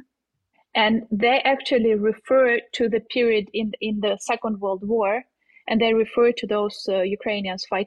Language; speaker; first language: English; non-native, fluent; Ukrainian